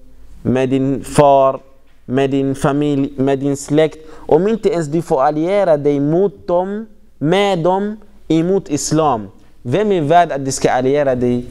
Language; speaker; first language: Swedish; non-native, fluent; Arabic